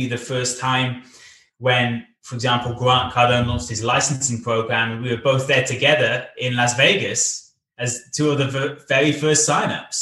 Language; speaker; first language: English; native; English